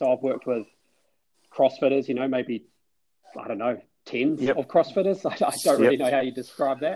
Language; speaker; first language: English; native; English